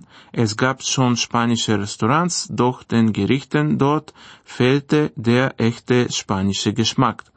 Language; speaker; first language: German; non-native, fluent; Bulgarian